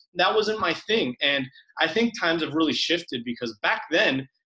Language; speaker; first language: English; early bilingual, other home language; Spanish